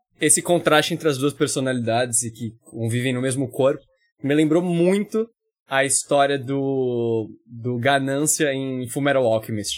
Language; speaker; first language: Portuguese; native; Portuguese